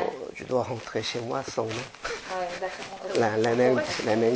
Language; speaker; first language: French; non-native, learner; Korean